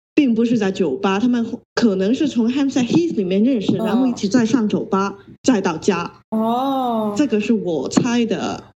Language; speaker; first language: Chinese; non-native, local second language; Cantonese